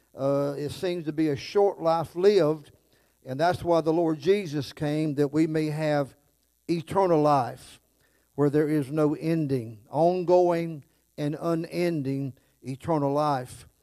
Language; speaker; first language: English; native; English